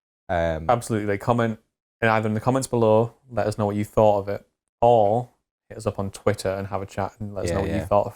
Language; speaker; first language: English; native; English